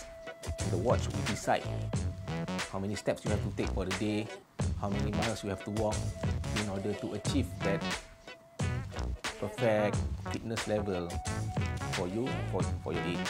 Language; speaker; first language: English; non-native, local second language; Malay